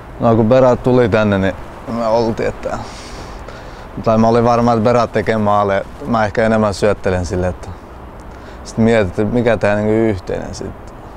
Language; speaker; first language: Finnish; early bilingual, other home language; Albanian